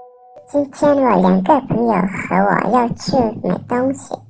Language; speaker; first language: Chinese; non-native, learner; Lao